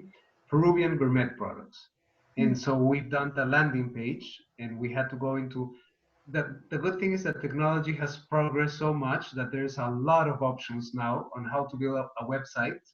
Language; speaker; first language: English; non-native, fluent; Spanish